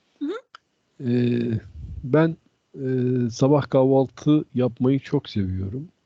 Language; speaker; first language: Turkish; native; Turkish